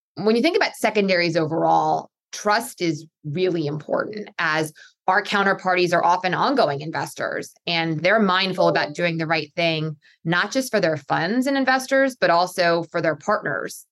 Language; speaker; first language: English; native; English